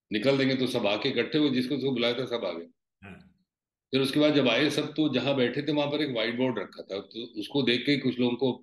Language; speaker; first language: Hindi; native; Hindi